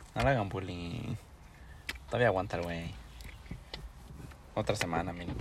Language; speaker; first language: Spanish; early bilingual, heritage; Spanish